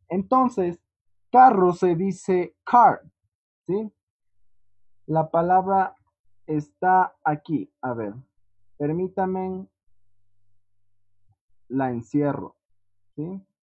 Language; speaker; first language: Spanish; native; Spanish